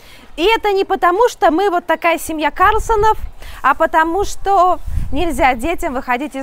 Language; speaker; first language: Russian; native; Russian